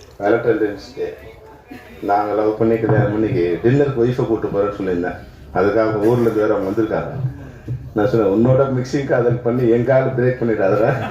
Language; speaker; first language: Tamil; native; Tamil